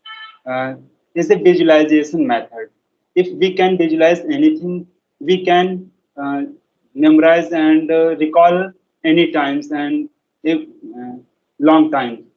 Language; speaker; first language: English; non-native, learner; Hindi